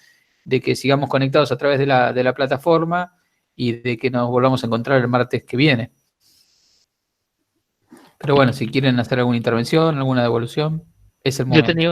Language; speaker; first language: Spanish; native; Spanish